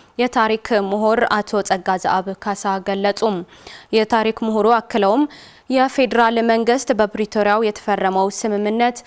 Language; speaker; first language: Amharic; non-native, local second language; Tigrinya